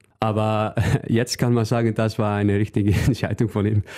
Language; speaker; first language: German; non-native, learner; Icelandic